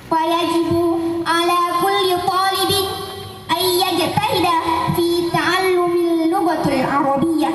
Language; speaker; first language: Arabic; non-native, learner; Indonesian